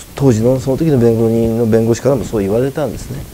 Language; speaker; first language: Japanese; native; Japanese